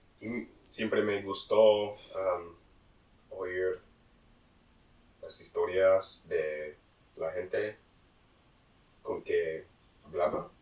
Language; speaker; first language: Spanish; non-native, learner; English